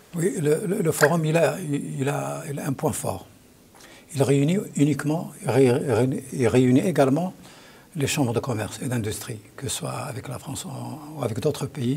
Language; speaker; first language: French; non-native, local second language; Arabic